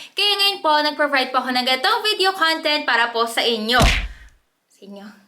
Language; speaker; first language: Filipino; early bilingual, other home language; Korean